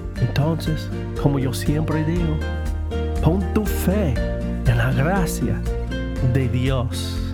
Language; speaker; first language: Spanish; non-native, learner; English